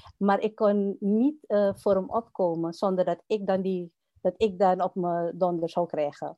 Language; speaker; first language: Dutch; native; Dutch